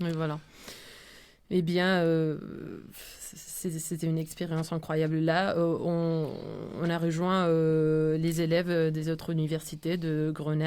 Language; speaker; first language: French; non-native, fluent; Spanish